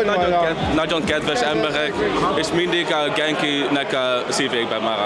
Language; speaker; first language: Hungarian; early bilingual, heritage; Dutch